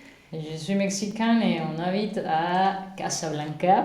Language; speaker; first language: French; non-native, learner; Spanish